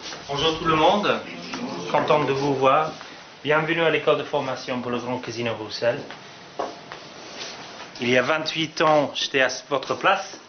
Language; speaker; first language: French; non-native, fluent; English